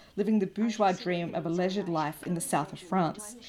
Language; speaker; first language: English; native; English